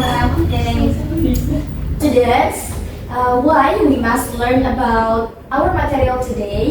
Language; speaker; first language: English; non-native, learner; Indonesian